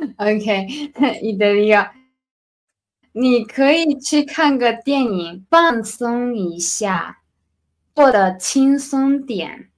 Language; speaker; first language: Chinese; non-native, fluent; Spanish